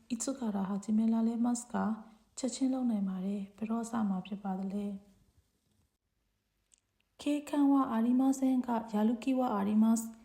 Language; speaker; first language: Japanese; non-native, fluent; Burmese